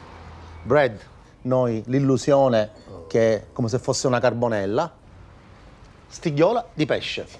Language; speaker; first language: Italian; native; Italian